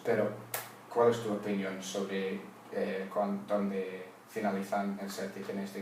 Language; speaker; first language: Spanish; non-native, learner; English